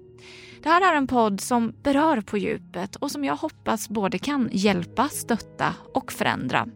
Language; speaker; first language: Swedish; native; Swedish